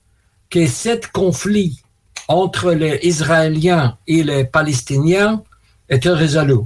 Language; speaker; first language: French; non-native, learner; Russian